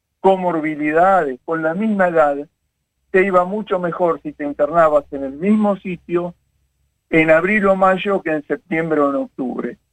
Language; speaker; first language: Spanish; native; Spanish